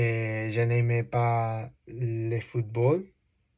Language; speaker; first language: French; non-native, learner; Spanish